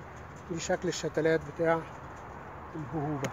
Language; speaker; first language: Arabic; native; Arabic